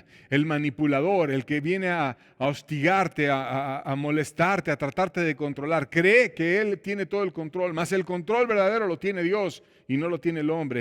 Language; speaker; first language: Spanish; native; Spanish